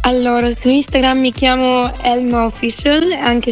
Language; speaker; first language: Italian; non-native, fluent; Bulgarian